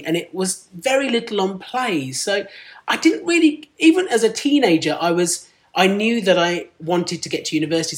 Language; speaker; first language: English; non-native, local second language; Punjabi